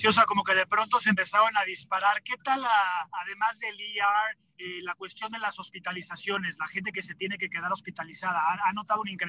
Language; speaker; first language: Spanish; native; Spanish